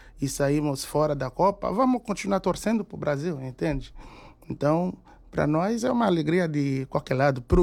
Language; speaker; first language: Portuguese; non-native, fluent; Haitian Creole